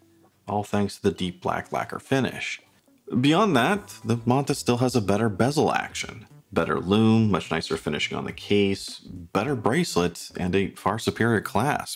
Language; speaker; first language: English; native; English